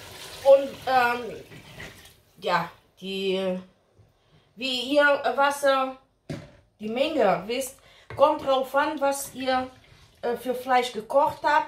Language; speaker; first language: German; non-native, fluent; Portuguese